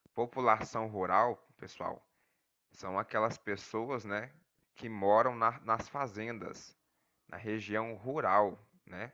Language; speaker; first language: Portuguese; native; Portuguese